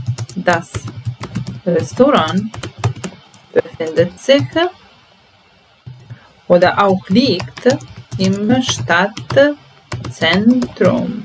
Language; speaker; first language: German; non-native, fluent; Italian